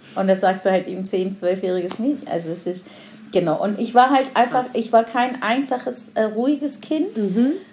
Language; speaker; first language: German; non-native, fluent; Persian